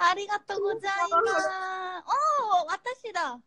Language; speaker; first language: Japanese; non-native, learner; Korean